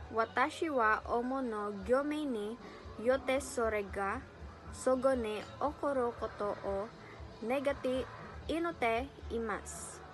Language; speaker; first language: Japanese; non-native, learner; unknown